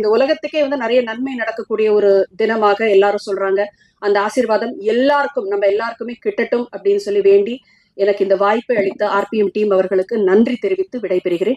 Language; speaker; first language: Tamil; native; Tamil